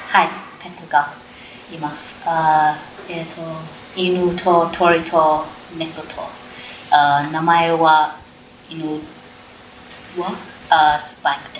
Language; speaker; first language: Japanese; non-native, learner; English